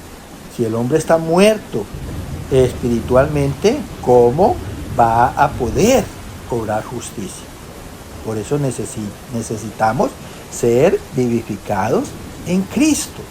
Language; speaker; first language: Spanish; native; Spanish